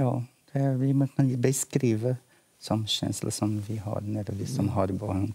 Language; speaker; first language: Swedish; non-native, learner; Portuguese